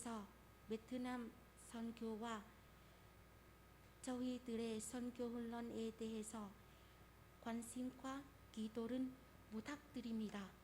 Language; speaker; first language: Korean; non-native, fluent; Vietnamese